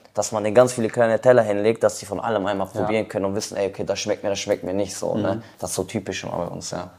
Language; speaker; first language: German; early bilingual, other home language; Kurdish